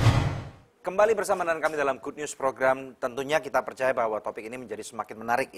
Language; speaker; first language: Indonesian; native; Indonesian